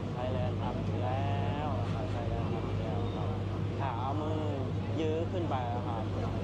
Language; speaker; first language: Thai; native; Thai